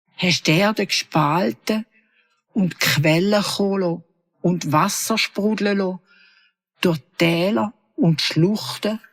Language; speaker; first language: German; native; German